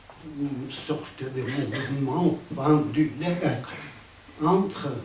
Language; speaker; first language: French; non-native, fluent; Spanish